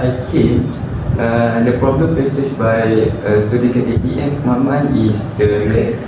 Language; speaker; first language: English; non-native, learner; Malay